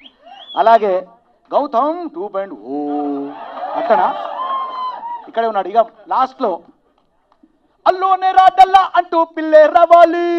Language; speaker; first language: Telugu; native; Telugu